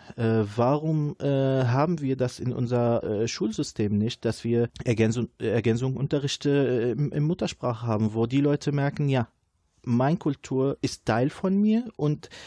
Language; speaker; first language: German; non-native, fluent; Arabic